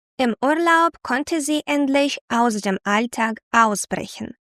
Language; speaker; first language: German; non-native, fluent; Ukrainian